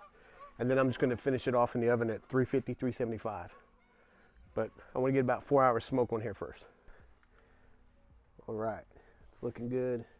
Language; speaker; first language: English; native; English